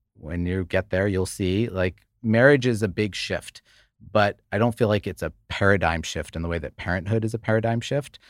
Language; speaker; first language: English; native; English